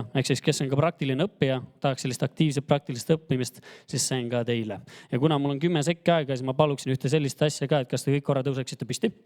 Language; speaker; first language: Estonian; native; Estonian